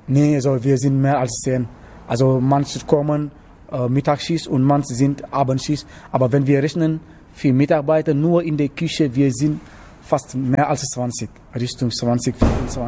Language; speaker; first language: German; non-native, learner; Wolof